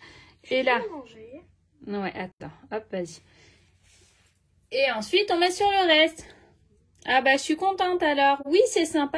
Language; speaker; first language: French; native; French